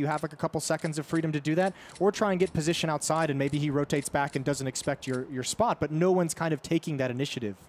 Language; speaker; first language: English; native; English